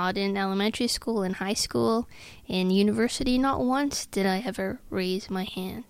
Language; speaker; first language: English; native; English